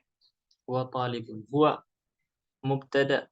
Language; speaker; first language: Arabic; non-native, fluent; Indonesian